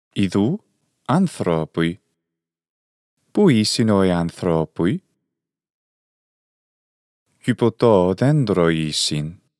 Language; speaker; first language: Greek; non-native, fluent; English